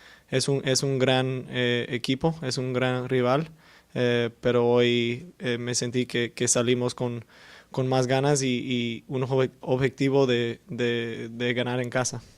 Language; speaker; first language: Spanish; early bilingual, heritage; English